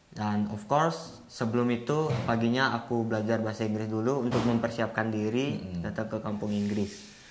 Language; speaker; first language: Indonesian; non-native, local second language; Balinese